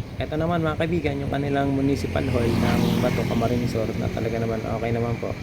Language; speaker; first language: Filipino; non-native, local second language; Bikol